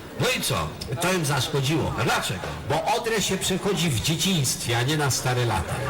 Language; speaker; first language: Polish; native; Polish